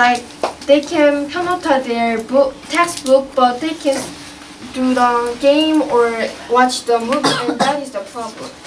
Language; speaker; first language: English; non-native, learner; Korean